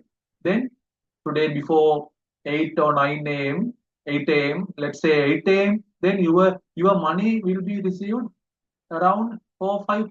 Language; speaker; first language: English; non-native, local second language; Sinhala